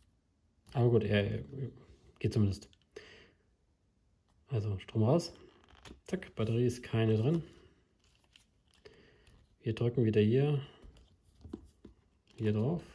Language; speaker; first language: German; native; German